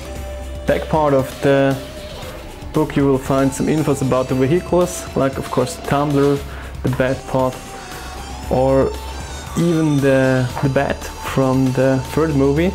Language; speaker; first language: English; non-native, fluent; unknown